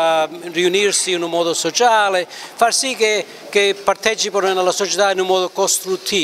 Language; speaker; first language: Italian; early bilingual, heritage; English